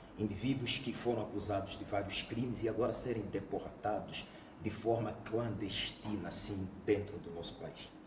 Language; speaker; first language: Portuguese; native; Portuguese